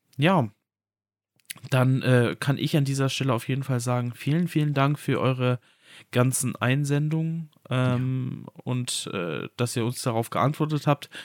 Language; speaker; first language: German; native; German